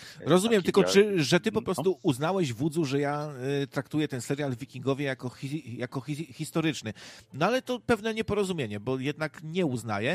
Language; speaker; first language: Polish; native; Polish